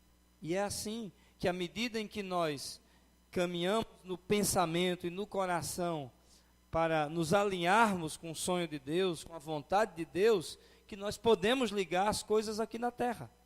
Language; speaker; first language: Portuguese; native; Portuguese